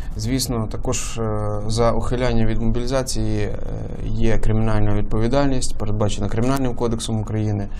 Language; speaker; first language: Ukrainian; native; Ukrainian